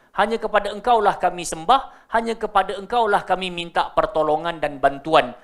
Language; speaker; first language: Malay; native; Malay